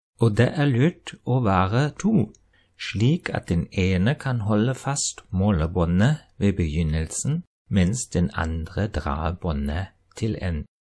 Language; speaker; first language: Norwegian; non-native, fluent; German